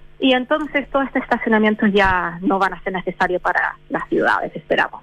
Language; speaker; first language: Spanish; non-native, fluent; English